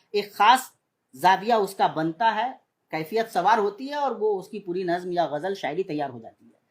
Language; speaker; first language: Urdu; native; Urdu